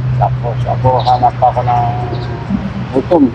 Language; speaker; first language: Filipino; non-native, fluent; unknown